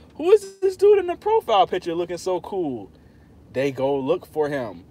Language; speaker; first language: English; native; English